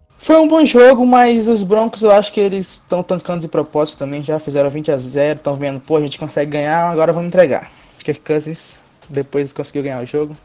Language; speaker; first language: Portuguese; native; Portuguese